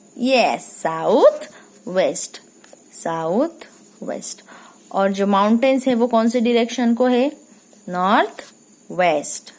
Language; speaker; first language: Hindi; non-native, local second language; Marathi